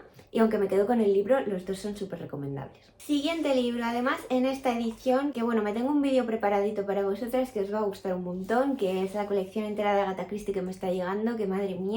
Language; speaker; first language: Spanish; native; Spanish